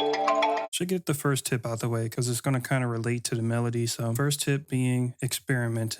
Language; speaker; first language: English; native; English